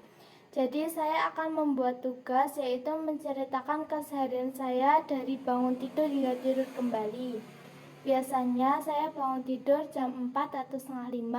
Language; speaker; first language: Indonesian; non-native, local second language; Javanese